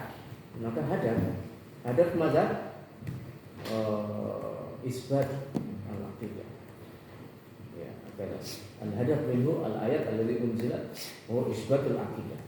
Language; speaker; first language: Arabic; non-native, fluent; Indonesian